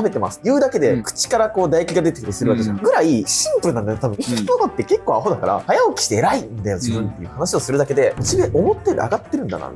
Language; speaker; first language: Japanese; native; Japanese